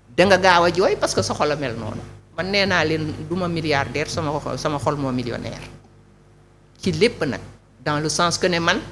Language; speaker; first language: Wolof; non-native, local second language; Fula